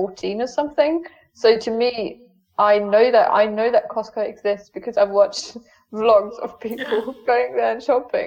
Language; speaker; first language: English; non-native, fluent; German